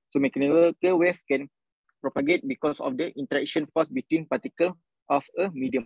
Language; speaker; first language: English; non-native, local second language; Malay